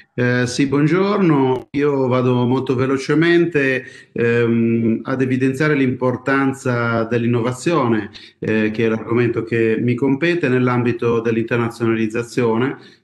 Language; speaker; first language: Italian; native; Italian